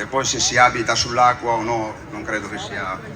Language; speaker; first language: Italian; native; Italian